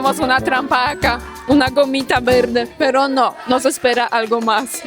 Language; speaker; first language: Spanish; non-native, fluent; Polish